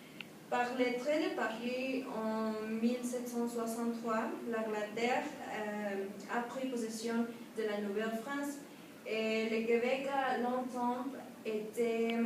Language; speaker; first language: French; non-native, learner; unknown